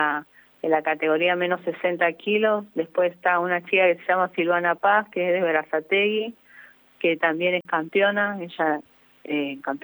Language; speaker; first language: Spanish; native; Spanish